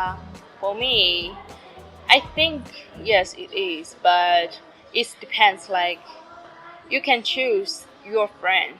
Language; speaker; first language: English; non-native, learner; Chinese